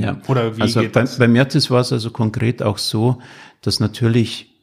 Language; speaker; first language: German; native; German